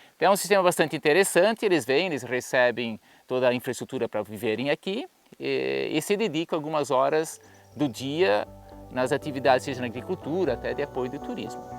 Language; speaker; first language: Portuguese; native; Portuguese